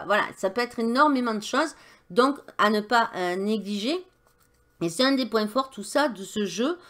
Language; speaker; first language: French; native; French